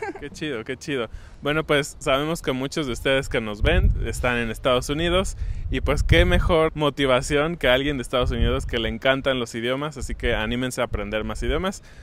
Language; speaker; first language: Spanish; native; Spanish